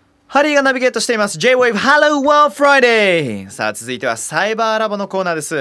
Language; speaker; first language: Japanese; native; Japanese